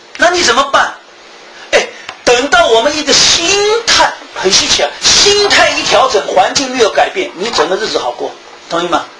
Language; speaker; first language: Chinese; early bilingual, heritage; Chinese